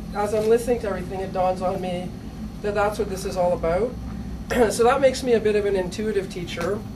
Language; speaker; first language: English; native; English